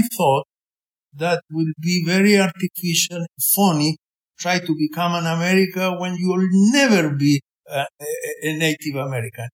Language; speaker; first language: English; non-native, fluent; Spanish